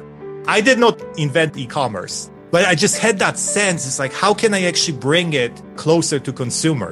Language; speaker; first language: English; non-native, fluent; Polish